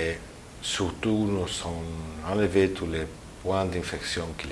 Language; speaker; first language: French; non-native, learner; Spanish